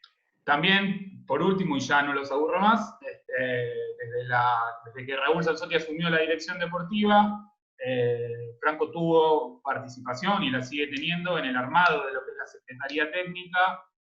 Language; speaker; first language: Spanish; native; Spanish